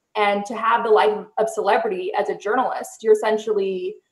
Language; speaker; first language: English; native; English